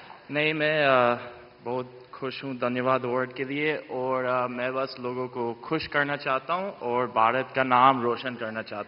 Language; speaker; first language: Hindi; early bilingual, heritage; Bhojpuri